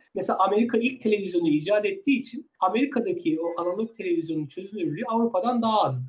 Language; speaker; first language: Turkish; native; Turkish